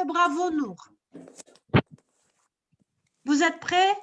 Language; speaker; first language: French; non-native, local second language; Arabic